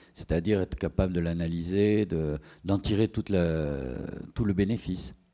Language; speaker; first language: French; native; French